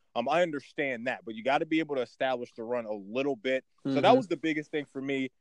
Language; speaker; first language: English; native; English